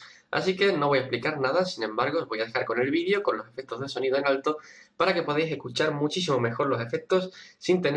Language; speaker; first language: Spanish; native; Spanish